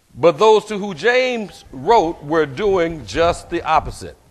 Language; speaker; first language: English; native; English